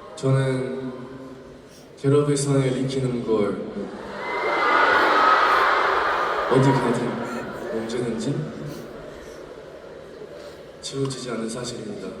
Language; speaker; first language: Korean; non-native, learner; Chinese